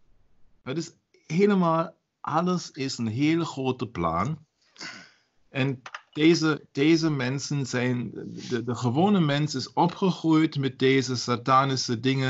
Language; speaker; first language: Dutch; non-native, learner; German